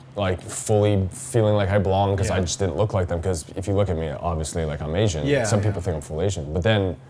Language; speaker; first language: English; native; English